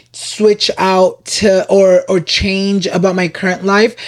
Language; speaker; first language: English; early bilingual, other home language; Spanish